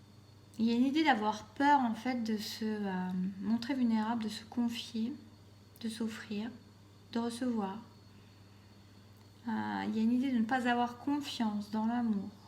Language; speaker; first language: French; native; French